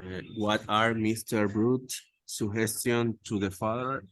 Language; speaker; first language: English; non-native, learner; Spanish